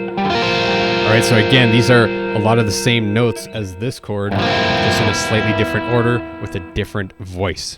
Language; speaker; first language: English; native; English